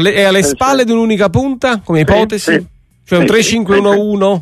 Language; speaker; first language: Italian; native; Italian